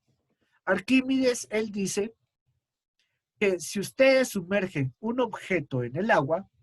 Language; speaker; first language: Spanish; native; Spanish